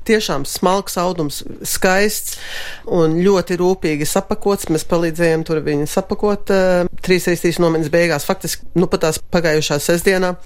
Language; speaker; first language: Latvian; early bilingual, heritage; Latvian